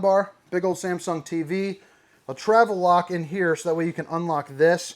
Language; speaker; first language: English; native; English